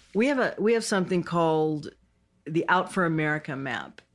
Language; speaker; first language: English; native; English